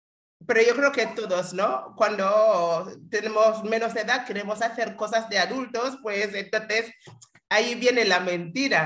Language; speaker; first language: Spanish; non-native, fluent; English